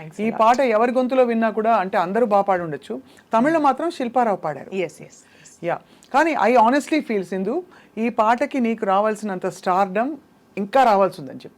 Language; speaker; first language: Telugu; native; Telugu